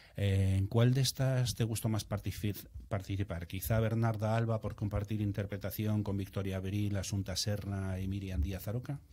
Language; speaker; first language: Spanish; native; Spanish